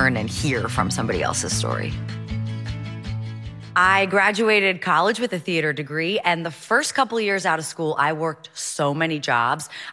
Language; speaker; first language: English; native; English